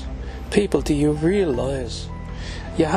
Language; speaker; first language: English; native; English